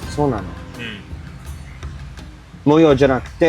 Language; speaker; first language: Japanese; non-native, fluent; English